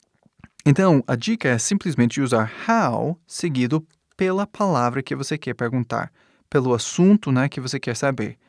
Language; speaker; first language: Portuguese; non-native, fluent; English